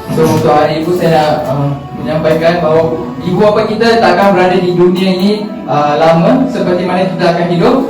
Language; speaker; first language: Malay; non-native, local second language; Tamil